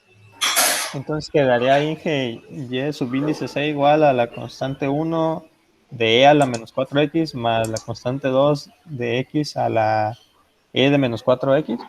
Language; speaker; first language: Spanish; native; Spanish